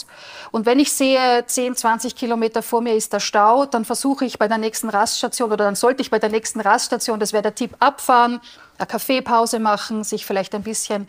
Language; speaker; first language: German; native; German